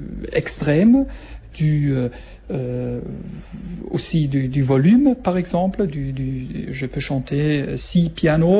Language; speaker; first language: French; non-native, learner; German